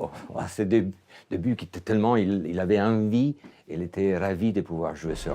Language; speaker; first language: French; non-native, fluent; Italian